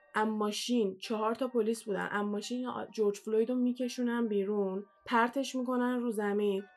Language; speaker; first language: Persian; native; Persian